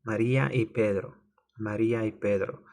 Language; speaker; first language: Spanish; non-native, learner; English